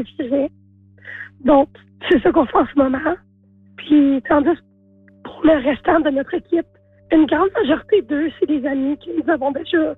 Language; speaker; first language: French; native; French